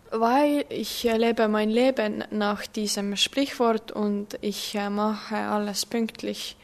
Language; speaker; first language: German; non-native, learner; Estonian